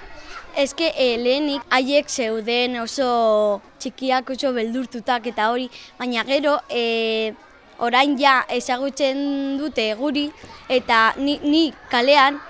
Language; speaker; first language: Basque; non-native, local second language; Spanish